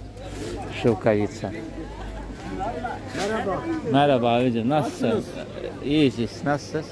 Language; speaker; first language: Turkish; non-native, fluent; Russian